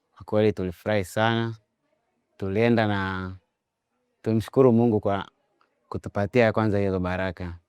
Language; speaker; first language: Swahili; native; Swahili